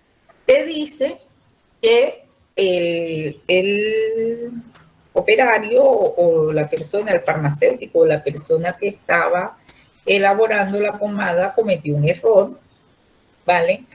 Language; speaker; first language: Spanish; native; Spanish